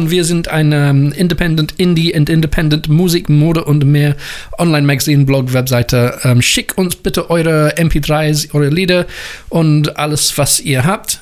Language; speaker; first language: German; non-native, learner; English